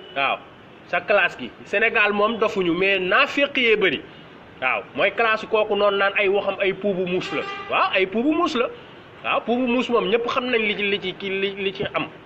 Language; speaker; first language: Wolof; native; Wolof